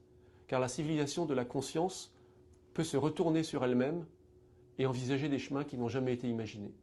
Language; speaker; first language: French; native; French